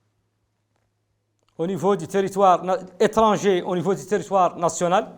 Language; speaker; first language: French; non-native, local second language; Arabic